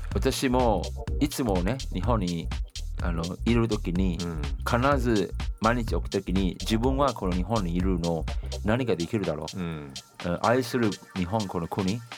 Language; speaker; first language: Japanese; non-native, fluent; Chinese